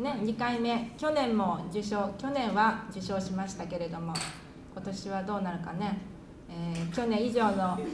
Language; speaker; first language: Japanese; native; Japanese